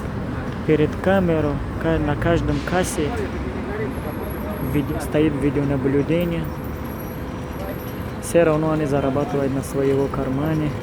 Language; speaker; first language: Russian; non-native, learner; Tajik